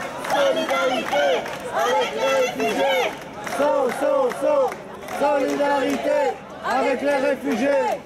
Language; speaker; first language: French; native; French